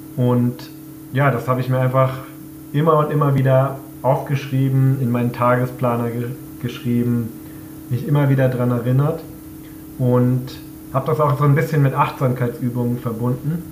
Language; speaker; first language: German; native; German